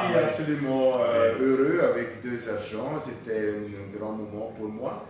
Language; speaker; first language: French; non-native, fluent; German